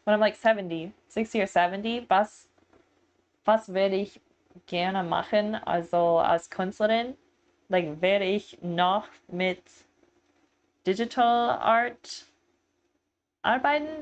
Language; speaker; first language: German; non-native, learner; English